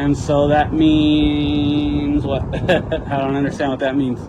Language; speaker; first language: English; native; English